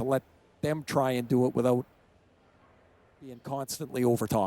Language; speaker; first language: English; native; English